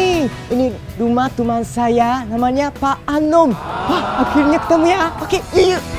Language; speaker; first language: Indonesian; non-native, fluent; Japanese